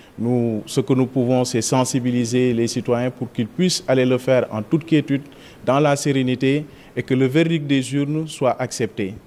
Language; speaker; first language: French; non-native, local second language; Wolof